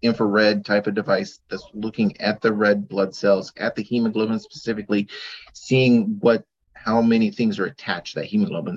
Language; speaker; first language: English; native; English